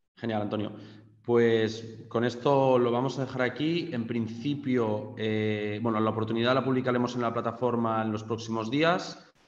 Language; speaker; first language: Spanish; native; Spanish